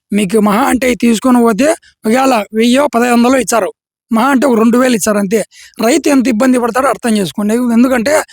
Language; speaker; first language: Telugu; native; Telugu